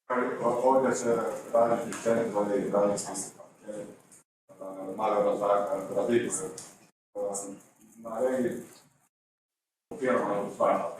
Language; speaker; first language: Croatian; non-native, learner; Slovenian